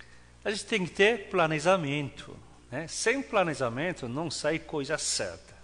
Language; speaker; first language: Portuguese; non-native, fluent; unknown